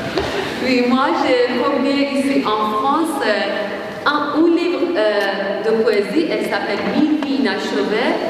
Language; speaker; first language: French; non-native, learner; Persian